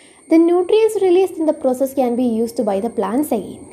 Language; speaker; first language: English; non-native, local second language; Malayalam